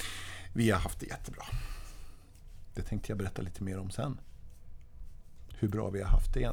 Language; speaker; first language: Swedish; native; Swedish